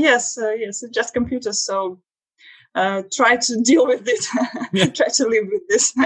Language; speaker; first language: English; non-native, learner; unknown